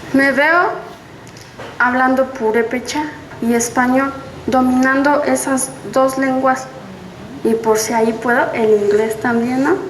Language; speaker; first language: Spanish; non-native, local second language; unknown